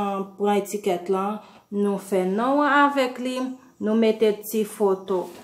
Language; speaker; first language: French; non-native, learner; Haitian Creole